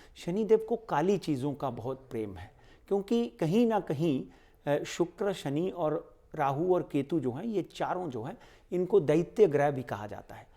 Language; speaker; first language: Hindi; native; Hindi